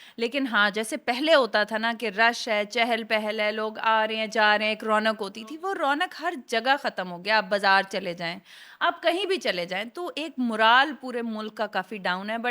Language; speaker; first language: Urdu; non-native, local second language; Saraiki